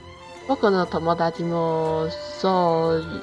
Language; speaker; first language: Japanese; non-native, learner; Chinese